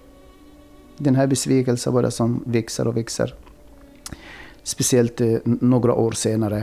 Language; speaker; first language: Swedish; non-native, fluent; Arabic